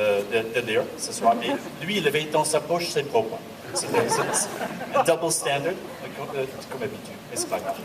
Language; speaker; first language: French; non-native, learner; English